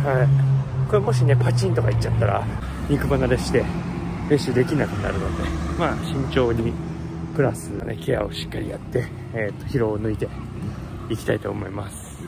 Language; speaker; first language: Japanese; native; Japanese